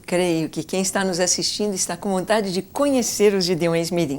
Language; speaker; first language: Portuguese; native; Portuguese